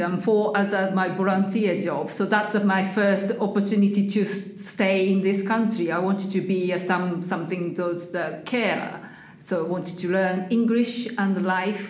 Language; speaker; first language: English; non-native, learner; Japanese